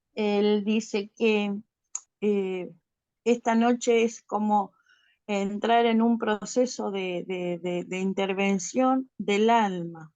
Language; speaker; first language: Spanish; native; Spanish